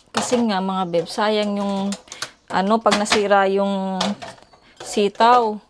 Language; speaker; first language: Filipino; native; Filipino